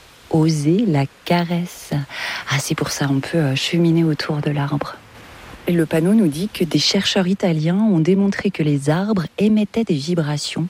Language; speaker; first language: French; native; French